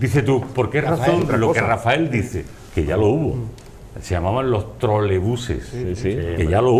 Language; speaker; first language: Spanish; native; Spanish